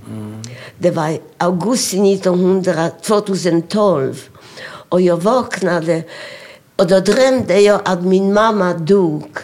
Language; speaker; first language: Swedish; non-native, fluent; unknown